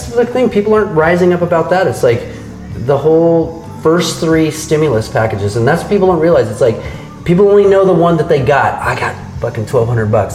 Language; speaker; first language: English; native; English